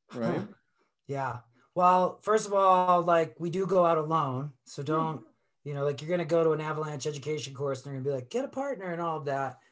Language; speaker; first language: English; native; English